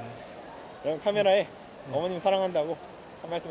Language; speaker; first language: Korean; native; Korean